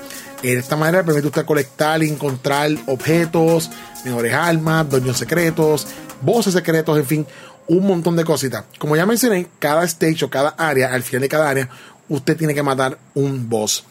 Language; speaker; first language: Spanish; native; Spanish